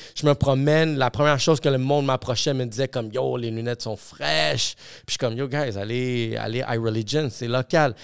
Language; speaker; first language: French; non-native, fluent; English